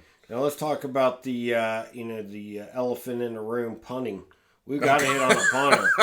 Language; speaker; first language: English; native; English